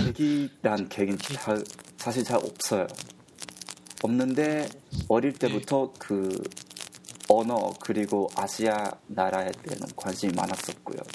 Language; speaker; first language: Korean; non-native, fluent; Japanese